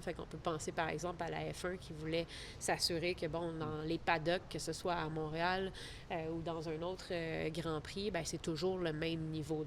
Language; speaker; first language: French; native; French